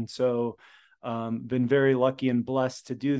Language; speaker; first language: English; early bilingual, other home language; Polish